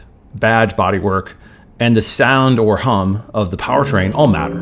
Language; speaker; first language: English; native; English